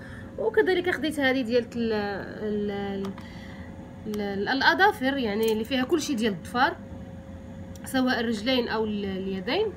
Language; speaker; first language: Arabic; native; Arabic